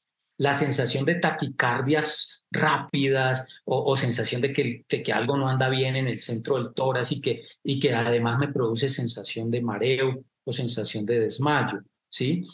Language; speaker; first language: Spanish; native; Spanish